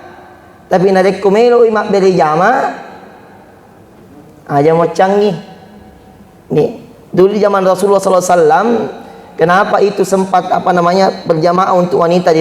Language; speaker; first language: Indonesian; non-native, local second language; Buginese